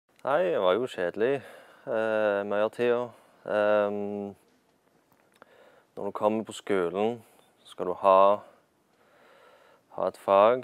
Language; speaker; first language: Norwegian; native; Norwegian